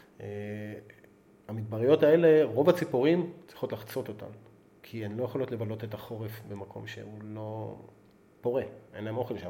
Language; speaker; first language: Hebrew; native; Hebrew